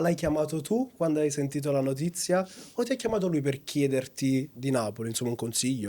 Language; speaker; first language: Italian; native; Italian